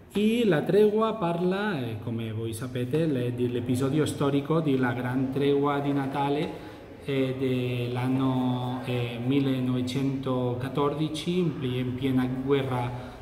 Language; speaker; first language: Italian; non-native, fluent; Catalan